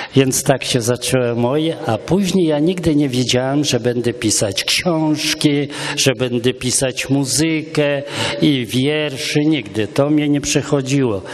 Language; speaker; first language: Polish; non-native, local second language; Romany